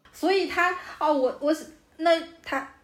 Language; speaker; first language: Chinese; native; Chinese